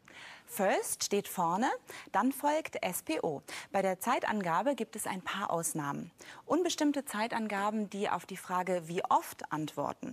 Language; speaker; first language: German; native; German